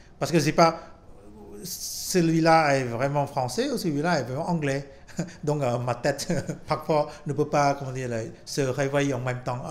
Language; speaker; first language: French; non-native, fluent; Khmer